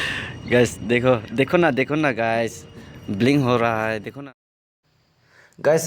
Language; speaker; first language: Hindi; non-native, local second language; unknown